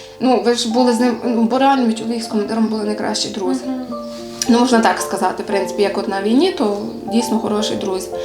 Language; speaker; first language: Ukrainian; native; Ukrainian